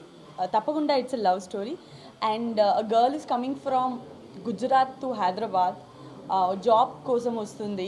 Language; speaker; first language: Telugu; non-native, learner; Gujarati